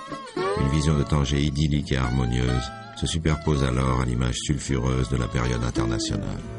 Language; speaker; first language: French; native; French